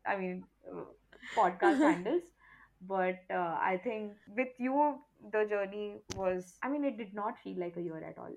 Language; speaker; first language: English; non-native, local second language; Kannada